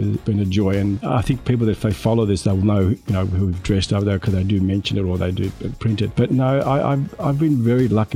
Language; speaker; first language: English; native; English